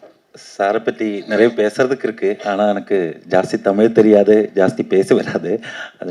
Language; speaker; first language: Tamil; non-native, learner; Malayalam